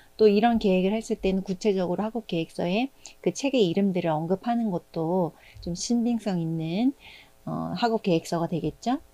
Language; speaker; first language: Korean; native; Korean